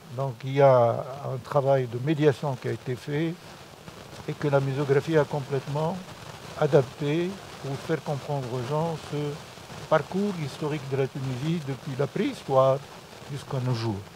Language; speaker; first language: French; non-native, local second language; Arabic